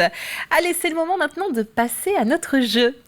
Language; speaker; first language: French; native; French